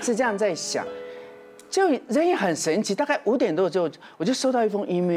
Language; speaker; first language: Chinese; native; Chinese